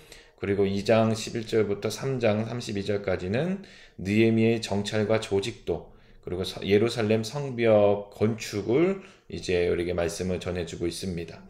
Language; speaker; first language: Korean; native; Korean